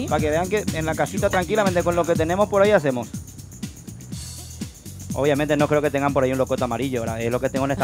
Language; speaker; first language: Spanish; native; Spanish